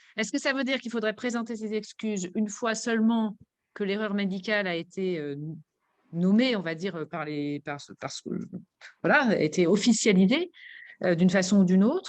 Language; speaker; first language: French; native; French